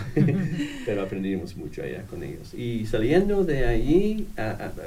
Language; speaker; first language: Spanish; non-native, fluent; English